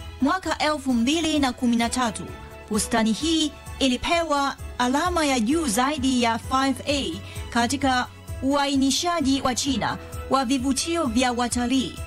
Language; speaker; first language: Swahili; non-native, fluent; Chinese